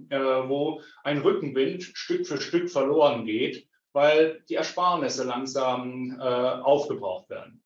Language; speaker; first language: German; native; German